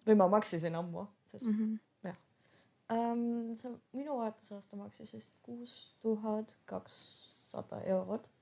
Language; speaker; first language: Estonian; non-native, fluent; German